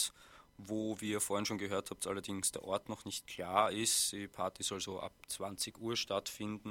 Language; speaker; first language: German; native; German